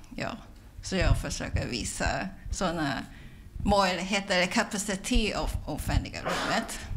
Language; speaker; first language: Swedish; non-native, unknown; Cantonese